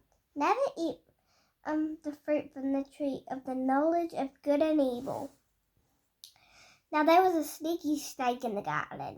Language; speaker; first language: English; native; English